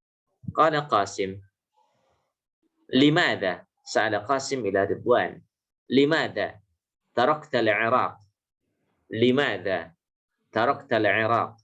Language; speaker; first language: Arabic; non-native, fluent; Indonesian